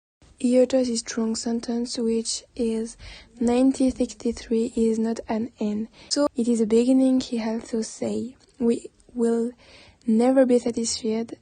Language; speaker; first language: English; non-native, learner; French